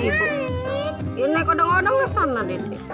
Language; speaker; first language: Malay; non-native, local second language; Sundanese